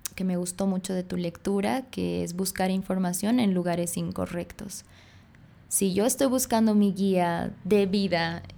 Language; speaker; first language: Spanish; native; Spanish